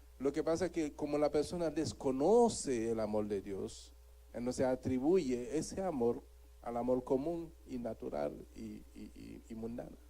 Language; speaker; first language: Spanish; non-native, fluent; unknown